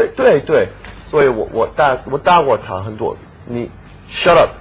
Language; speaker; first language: Chinese; non-native, learner; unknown